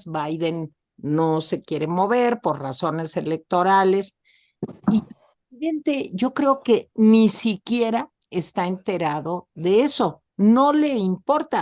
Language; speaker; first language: Spanish; native; Spanish